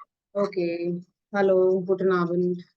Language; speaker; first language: German; non-native, fluent; Hindi